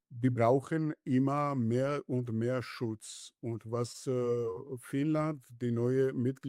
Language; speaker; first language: German; non-native, learner; Georgian